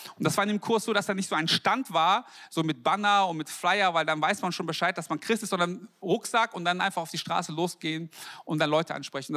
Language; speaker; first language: German; early bilingual, other home language; Korean